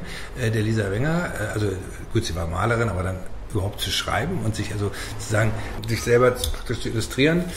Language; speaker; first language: German; native; German